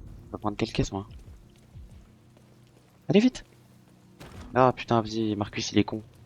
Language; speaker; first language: French; native; French